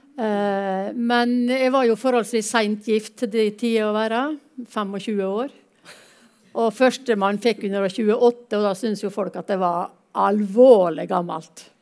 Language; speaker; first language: Norwegian; native; Norwegian